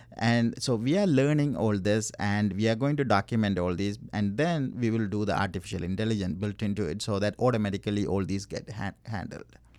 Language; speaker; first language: English; non-native, local second language; Tamil